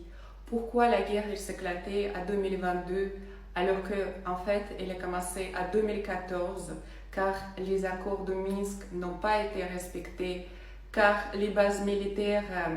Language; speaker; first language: French; non-native, fluent; Russian